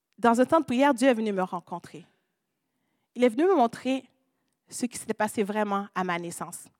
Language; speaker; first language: French; non-native, local second language; Haitian Creole